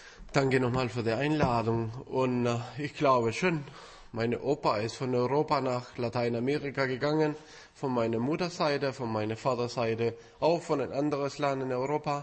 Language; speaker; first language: German; non-native, fluent; Spanish